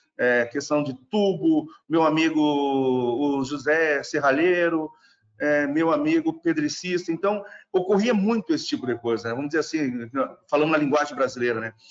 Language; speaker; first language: Portuguese; non-native, fluent; German